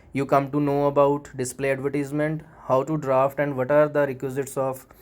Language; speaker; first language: English; non-native, local second language; Punjabi